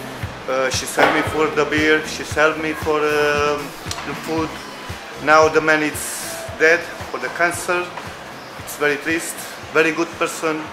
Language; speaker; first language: English; non-native, learner; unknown